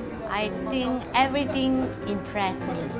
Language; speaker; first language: English; non-native, fluent; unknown